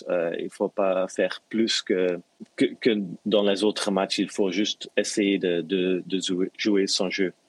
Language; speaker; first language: French; non-native, local second language; Dutch